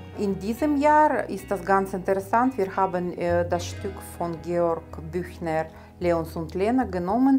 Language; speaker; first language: German; non-native, fluent; Russian